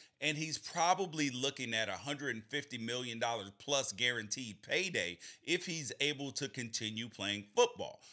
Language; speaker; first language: English; native; English